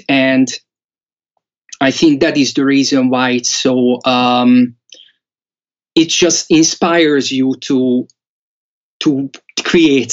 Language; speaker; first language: English; non-native, fluent; Hungarian